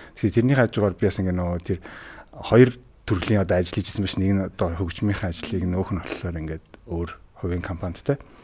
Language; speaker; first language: Mongolian; native; Mongolian